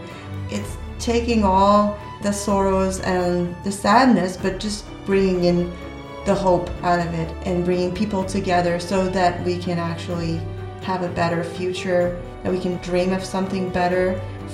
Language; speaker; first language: English; native; English